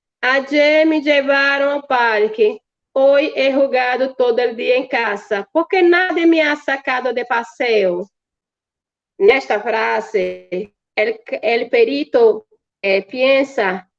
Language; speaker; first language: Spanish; non-native, fluent; Portuguese